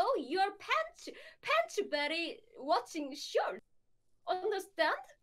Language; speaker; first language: English; non-native, learner; Korean